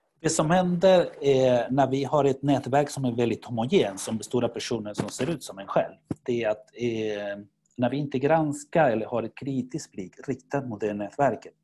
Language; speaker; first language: Swedish; non-native, fluent; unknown